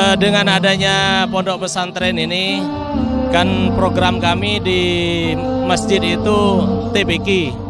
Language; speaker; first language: Indonesian; non-native, local second language; Madurese